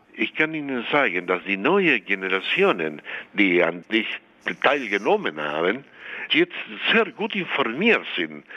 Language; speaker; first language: German; non-native, fluent; Spanish